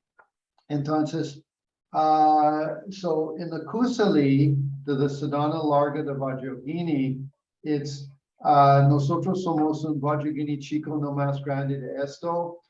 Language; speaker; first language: Spanish; non-native, learner; English